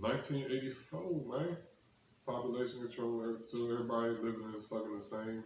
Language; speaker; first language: English; native; English